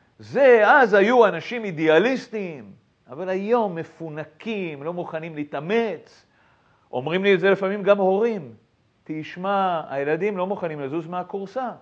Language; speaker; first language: Hebrew; native; Hebrew